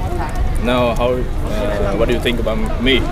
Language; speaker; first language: English; non-native, learner; Vietnamese